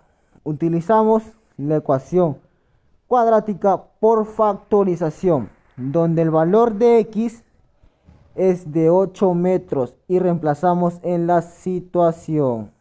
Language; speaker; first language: Spanish; native; Spanish